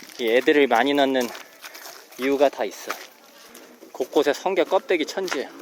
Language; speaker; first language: Korean; native; Korean